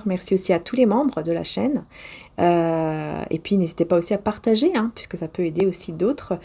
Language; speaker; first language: French; native; French